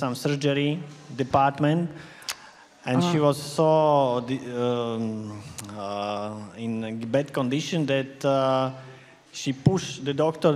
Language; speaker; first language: English; non-native, learner; Slovak